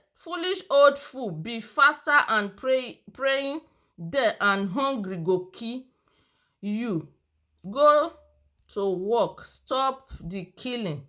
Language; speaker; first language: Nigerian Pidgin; non-native, local second language; Yoruba